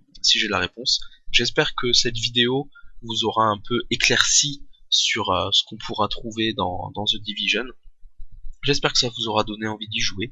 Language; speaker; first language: French; native; French